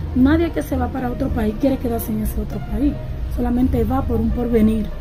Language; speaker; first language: Spanish; native; Spanish